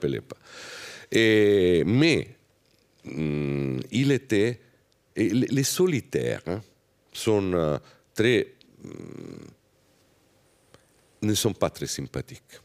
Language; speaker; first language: French; non-native, fluent; Italian